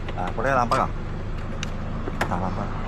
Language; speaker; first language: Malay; non-native, local second language; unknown